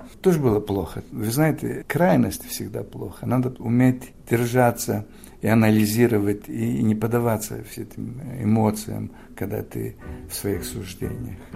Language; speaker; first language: Russian; non-native, fluent; Greek